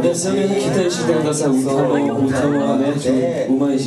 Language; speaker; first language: Japanese; non-native, learner; Korean